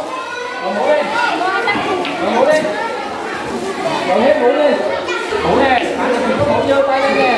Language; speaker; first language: Vietnamese; native; Vietnamese